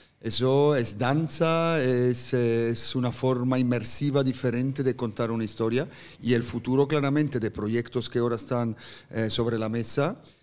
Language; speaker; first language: Spanish; non-native, fluent; German